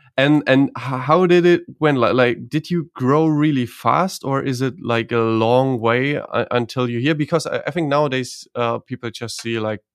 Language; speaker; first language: English; non-native, fluent; Croatian